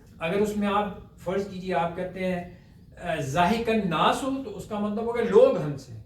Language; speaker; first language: Urdu; native; Urdu